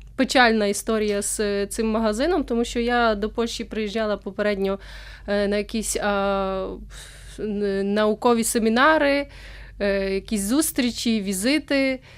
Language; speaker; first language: Ukrainian; native; Ukrainian